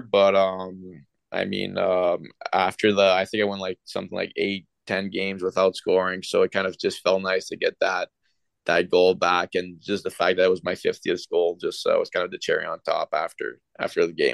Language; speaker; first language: English; non-native, local second language; French